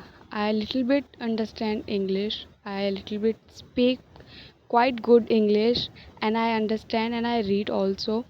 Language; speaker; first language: English; non-native, learner; Hindi